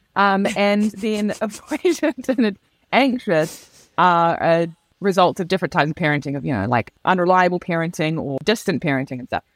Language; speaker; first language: English; native; English